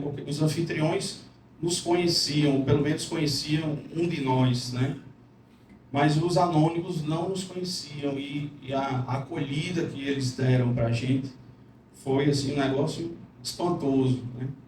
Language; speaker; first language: Portuguese; native; Portuguese